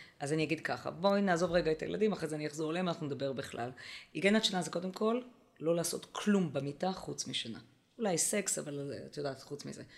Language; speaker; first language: Hebrew; native; Hebrew